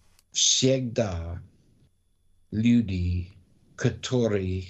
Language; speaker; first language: Russian; non-native, learner; English